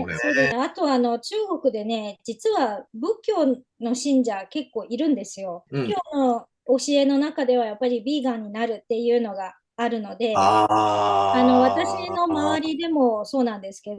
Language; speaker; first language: Japanese; native; Japanese